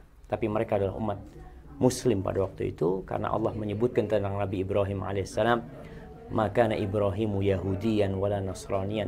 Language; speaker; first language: Indonesian; native; Indonesian